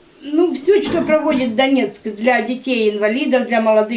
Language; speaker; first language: Russian; native; Russian